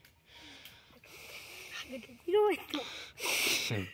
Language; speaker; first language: Spanish; native; Spanish